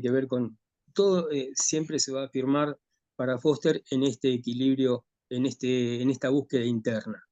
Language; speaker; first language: Spanish; native; Spanish